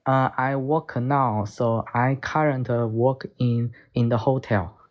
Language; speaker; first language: English; non-native, learner; Korean